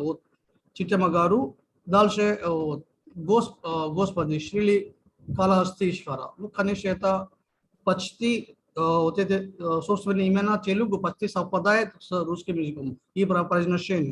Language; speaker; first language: Russian; native; Russian